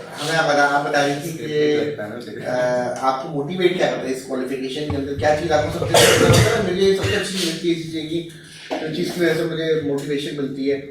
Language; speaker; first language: Urdu; native; Urdu